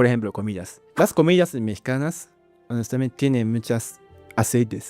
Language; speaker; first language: Spanish; non-native, learner; Japanese